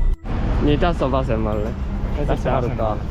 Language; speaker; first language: Finnish; non-native, learner; Japanese